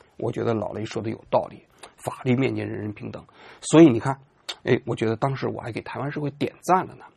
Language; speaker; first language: Chinese; native; Chinese